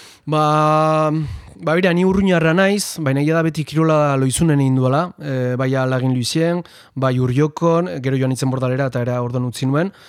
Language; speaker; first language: Basque; non-native, fluent; Spanish